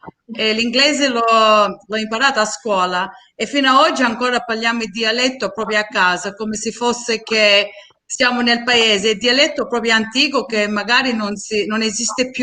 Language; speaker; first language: Italian; early bilingual, heritage; Sicilian